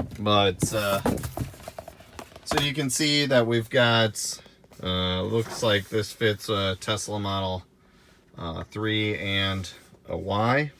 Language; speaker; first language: English; native; English